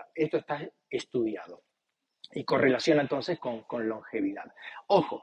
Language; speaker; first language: Spanish; native; Spanish